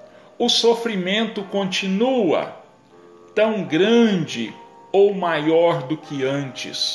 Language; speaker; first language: Portuguese; native; Portuguese